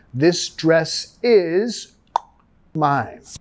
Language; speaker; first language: English; native; English